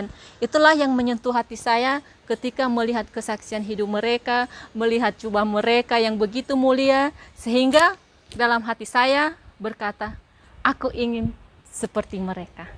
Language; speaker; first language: Indonesian; non-native, local second language; Nias